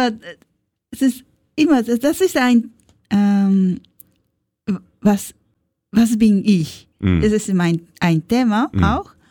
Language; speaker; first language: German; non-native, learner; Japanese